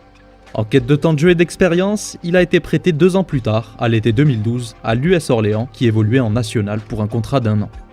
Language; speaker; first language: French; native; French